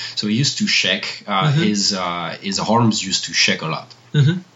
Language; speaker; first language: English; non-native, fluent; French